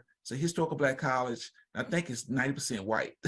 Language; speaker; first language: English; native; English